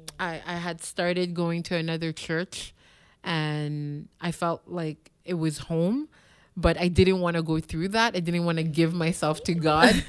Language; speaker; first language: English; non-native, local second language; French